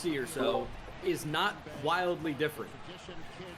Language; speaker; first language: English; native; English